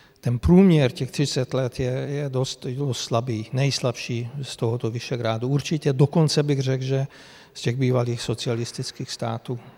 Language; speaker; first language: Czech; non-native, fluent; Hungarian